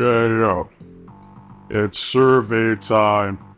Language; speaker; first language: English; native; English